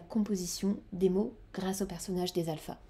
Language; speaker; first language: French; native; French